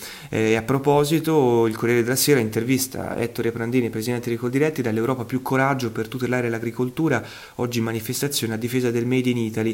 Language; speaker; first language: Italian; native; Italian